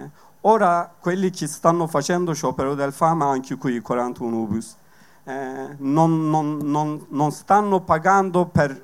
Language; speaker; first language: Italian; non-native, learner; Kurdish